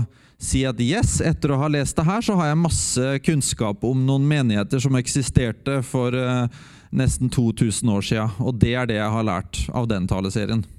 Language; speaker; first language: Norwegian; native; Norwegian